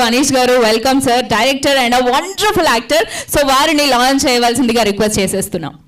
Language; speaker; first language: Telugu; native; Telugu